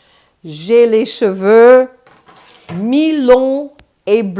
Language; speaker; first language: French; non-native, fluent; English